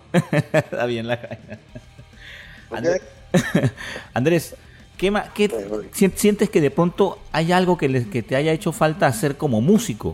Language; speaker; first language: Spanish; native; Spanish